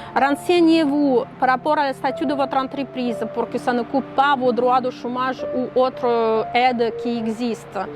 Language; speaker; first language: French; non-native, fluent; Russian